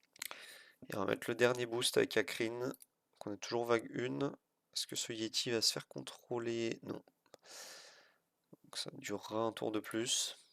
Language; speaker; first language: French; native; French